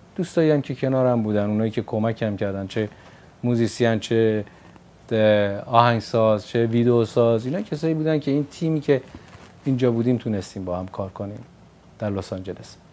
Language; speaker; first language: Persian; non-native, local second language; Kurdish